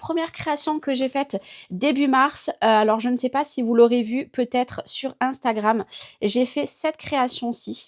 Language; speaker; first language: French; native; French